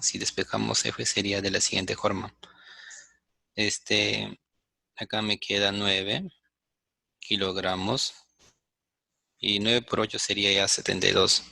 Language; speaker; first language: Spanish; native; Spanish